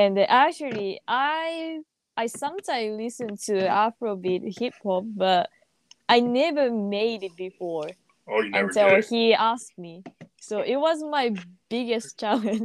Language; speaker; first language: English; non-native, learner; Japanese